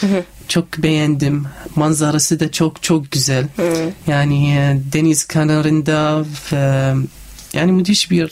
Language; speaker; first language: Turkish; non-native, learner; Arabic